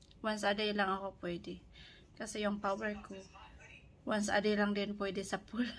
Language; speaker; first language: Filipino; native; Filipino